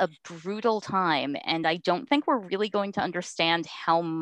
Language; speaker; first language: English; native; English